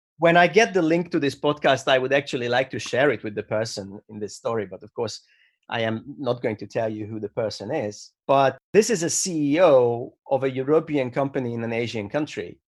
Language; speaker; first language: English; non-native, fluent; Hungarian